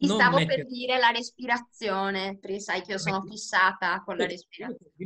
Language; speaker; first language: Italian; native; Italian